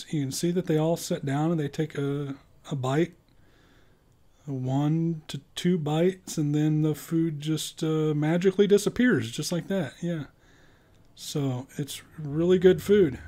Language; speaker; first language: English; native; English